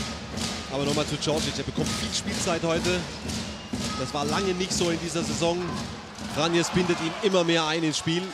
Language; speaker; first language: German; native; German